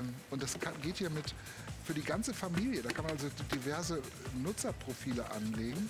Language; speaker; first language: German; native; German